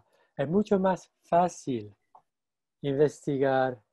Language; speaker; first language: Spanish; non-native, fluent; English